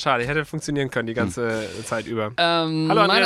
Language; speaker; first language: German; native; German